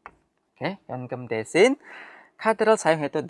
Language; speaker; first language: Korean; non-native, fluent; Indonesian